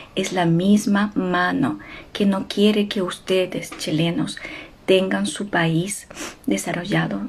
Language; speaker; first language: Spanish; non-native, fluent; Ukrainian